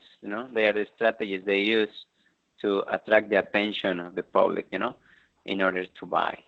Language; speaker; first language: English; non-native, fluent; Spanish